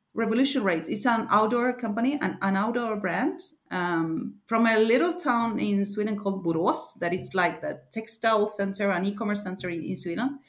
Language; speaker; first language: English; non-native, fluent; Spanish